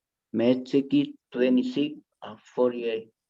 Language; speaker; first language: English; non-native, learner; Spanish